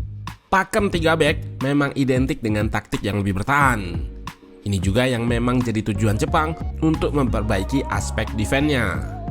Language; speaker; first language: Indonesian; native; Indonesian